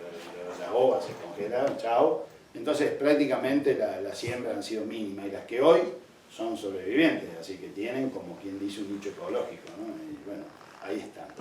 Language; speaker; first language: Spanish; native; Spanish